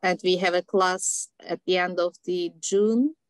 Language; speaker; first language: English; non-native, learner; Turkish